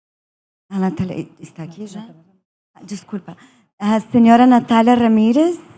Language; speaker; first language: Spanish; non-native, fluent; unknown